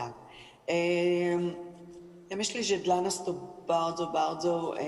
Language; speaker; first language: Polish; non-native, learner; Hebrew